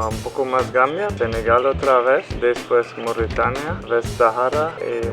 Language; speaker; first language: Spanish; non-native, learner; Luxembourgish